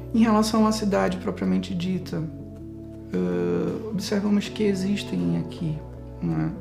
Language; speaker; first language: Portuguese; native; Portuguese